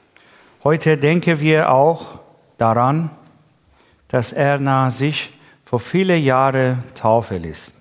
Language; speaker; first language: German; non-native, learner; Persian